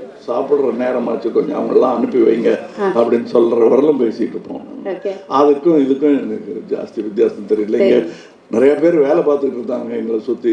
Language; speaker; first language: Tamil; native; Tamil